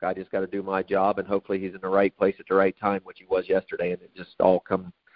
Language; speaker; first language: English; native; English